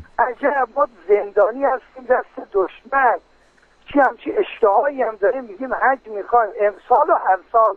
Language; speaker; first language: Persian; native; Persian